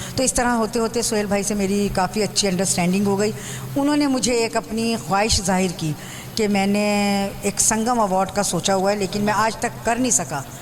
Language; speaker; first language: Urdu; native; Urdu